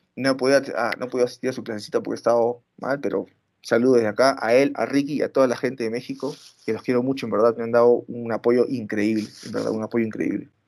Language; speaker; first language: Spanish; native; Spanish